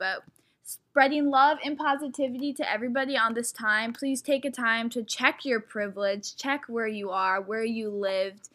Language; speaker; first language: English; early bilingual, other home language; Spanish